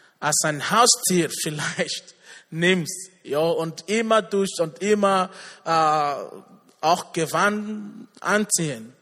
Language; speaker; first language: German; non-native, learner; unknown